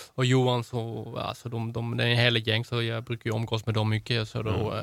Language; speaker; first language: Swedish; non-native, fluent; Dutch